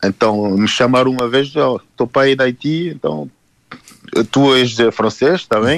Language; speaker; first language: Portuguese; non-native, learner; French